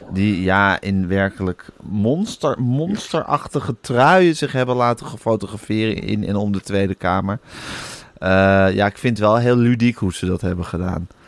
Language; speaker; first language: Dutch; native; Dutch